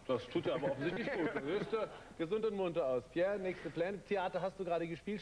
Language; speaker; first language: German; native; German